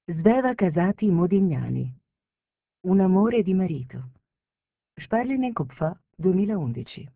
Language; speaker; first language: Italian; native; Italian